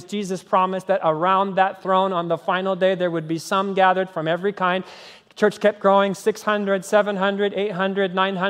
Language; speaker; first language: English; native; English